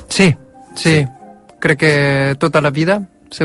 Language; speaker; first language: Catalan; non-native, learner; Korean